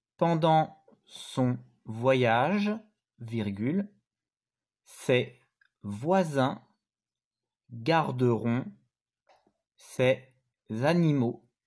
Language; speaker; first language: French; native; French